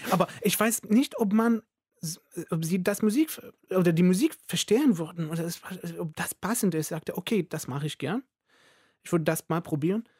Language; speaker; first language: German; non-native, fluent; Arabic